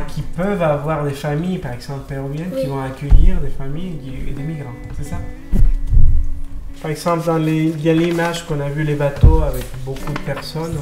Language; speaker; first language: French; non-native, fluent; Spanish